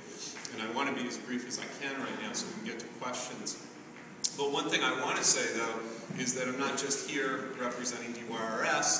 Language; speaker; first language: English; native; English